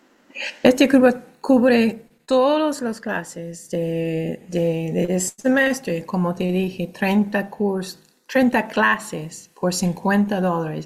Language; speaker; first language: Spanish; non-native, fluent; English